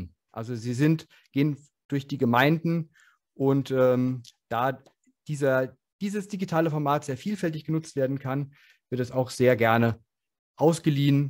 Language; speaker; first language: German; native; German